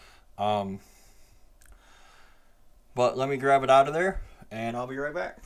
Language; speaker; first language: English; native; English